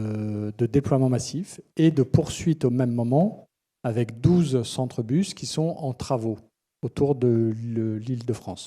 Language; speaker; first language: French; native; French